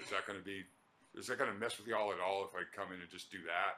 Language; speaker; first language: English; native; English